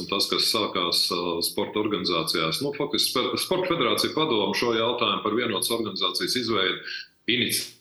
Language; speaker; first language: Latvian; native; Latvian